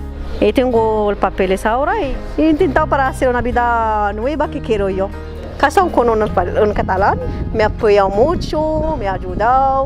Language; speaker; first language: Spanish; non-native, learner; Arabic